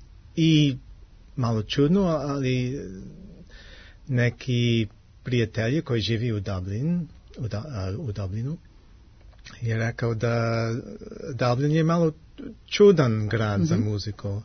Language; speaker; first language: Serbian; non-native, learner; English